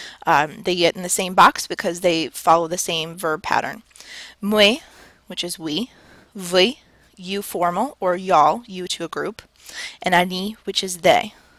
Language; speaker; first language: English; native; English